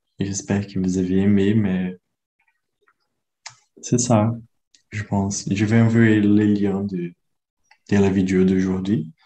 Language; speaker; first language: French; non-native, learner; Portuguese